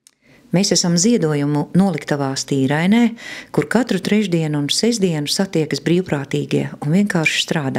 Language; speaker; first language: Latvian; native; Latvian